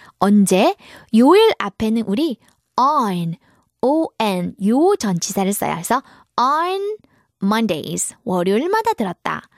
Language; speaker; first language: Korean; native; Korean